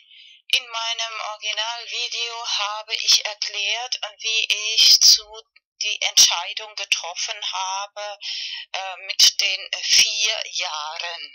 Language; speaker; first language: German; non-native, fluent; Spanish